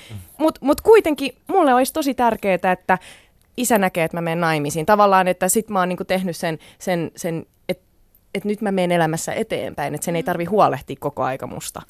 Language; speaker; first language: Finnish; early bilingual, other home language; Sinhala